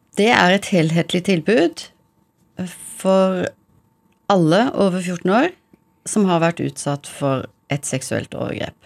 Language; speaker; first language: Norwegian; early bilingual, heritage; English